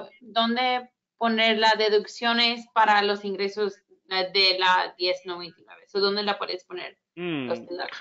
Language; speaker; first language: Spanish; early bilingual, heritage; Spanish